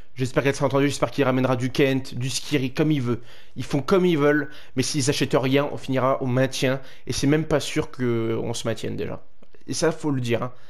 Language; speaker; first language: French; native; French